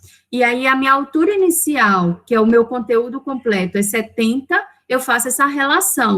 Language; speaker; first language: Portuguese; native; Portuguese